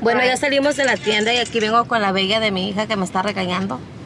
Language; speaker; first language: Spanish; early bilingual, heritage; Spanish